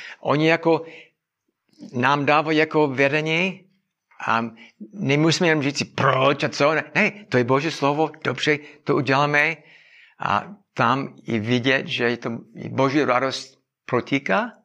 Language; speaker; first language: Czech; non-native, learner; English